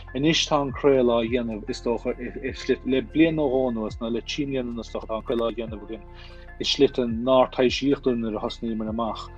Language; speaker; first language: Irish; native; Irish